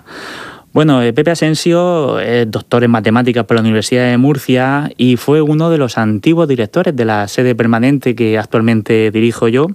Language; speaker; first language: Spanish; native; Spanish